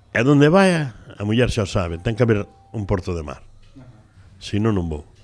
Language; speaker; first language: Galician; native; Galician